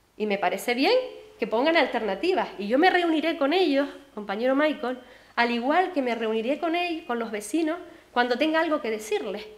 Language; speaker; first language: Spanish; native; Spanish